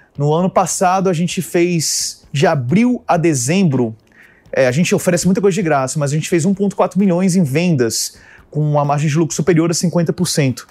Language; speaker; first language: Portuguese; early bilingual, other home language; English